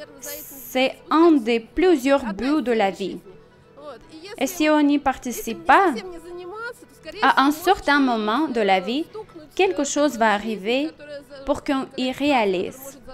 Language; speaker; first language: French; non-native, fluent; Russian